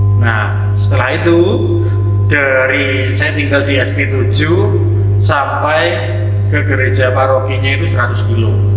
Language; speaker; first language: Indonesian; non-native, local second language; Javanese